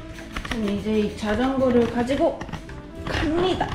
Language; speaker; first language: Korean; native; Korean